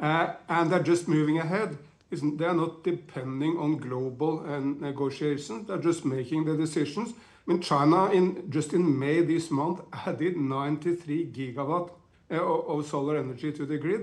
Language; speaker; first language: English; non-native, fluent; Norwegian